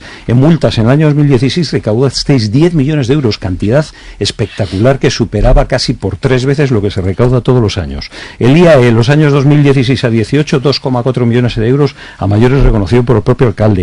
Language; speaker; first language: Spanish; native; Spanish